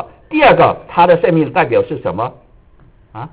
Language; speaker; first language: Chinese; native; Chinese